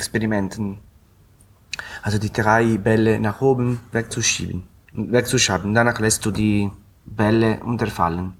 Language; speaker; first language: German; non-native, fluent; Italian